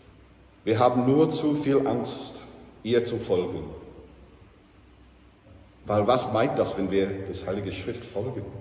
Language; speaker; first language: German; non-native, fluent; English